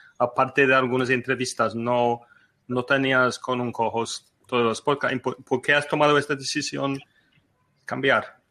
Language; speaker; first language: Spanish; non-native, fluent; English